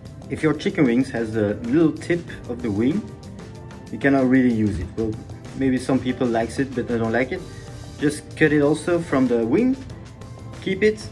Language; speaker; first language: English; non-native, fluent; French